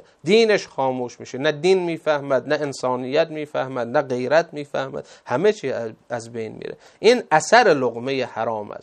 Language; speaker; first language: Persian; native; Persian